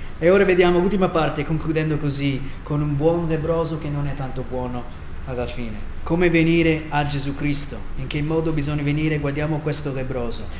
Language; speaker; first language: Italian; non-native, fluent; English